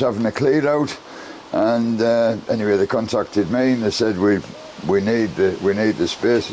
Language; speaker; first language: English; native; English